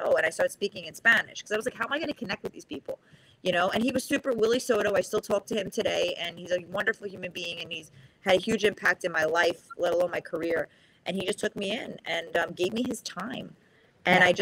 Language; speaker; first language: English; native; English